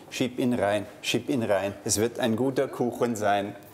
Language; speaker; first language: German; native; German